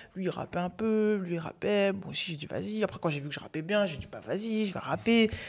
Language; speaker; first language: French; native; French